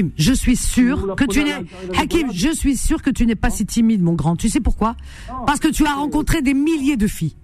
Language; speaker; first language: French; native; French